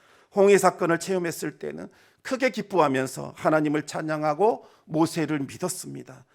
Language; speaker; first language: Korean; native; Korean